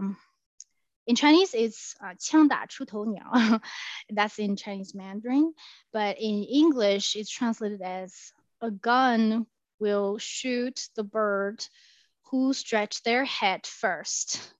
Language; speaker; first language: English; non-native, fluent; Chinese